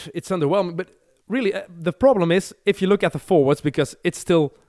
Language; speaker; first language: English; non-native, fluent; Dutch